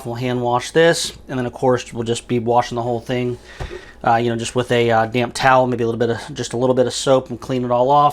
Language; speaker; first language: English; native; English